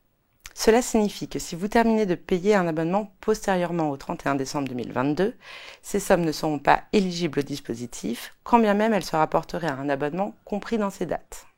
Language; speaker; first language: French; native; French